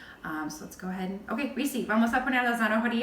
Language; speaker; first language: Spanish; non-native, learner; English